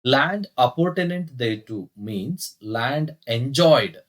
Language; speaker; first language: English; non-native, local second language; Kannada